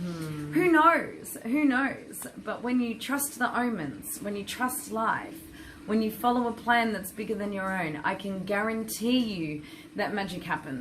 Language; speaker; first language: English; native; English